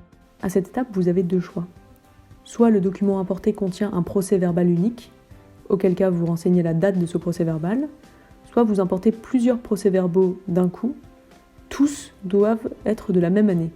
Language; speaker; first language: French; native; French